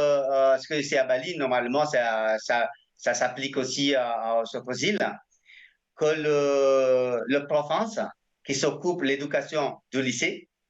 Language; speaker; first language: French; non-native, fluent; Indonesian